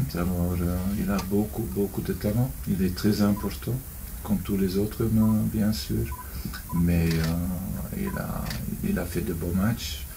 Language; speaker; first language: French; non-native, local second language; Dutch